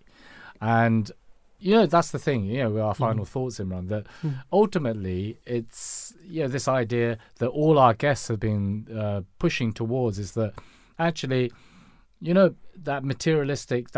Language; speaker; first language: English; non-native, local second language; Cantonese